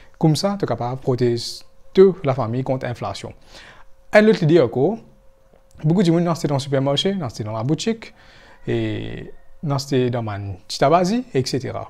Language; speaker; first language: French; non-native, local second language; Morisyen